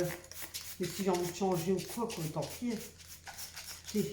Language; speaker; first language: French; native; French